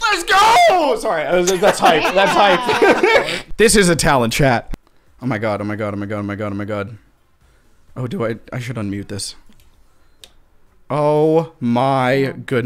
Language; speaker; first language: English; native; English